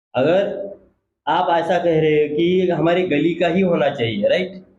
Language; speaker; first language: Hindi; non-native, local second language; Marathi